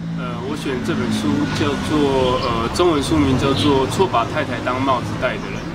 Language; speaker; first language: Chinese; native; Chinese